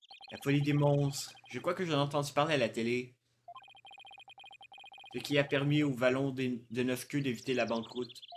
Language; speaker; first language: French; native; French